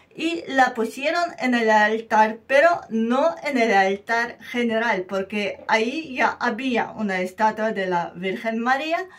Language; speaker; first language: Spanish; non-native, fluent; Russian